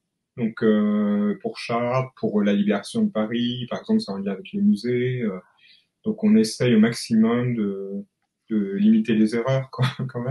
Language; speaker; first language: French; native; French